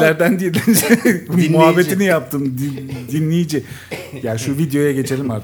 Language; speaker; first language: Turkish; native; Turkish